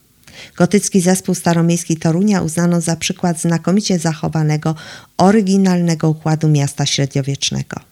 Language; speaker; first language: Polish; native; Polish